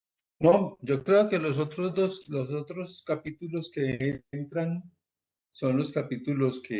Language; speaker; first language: Spanish; native; Spanish